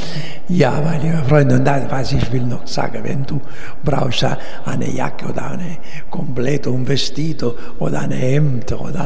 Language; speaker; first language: German; non-native, fluent; Italian